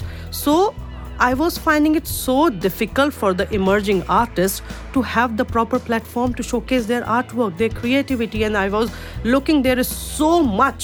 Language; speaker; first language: English; non-native, local second language; Urdu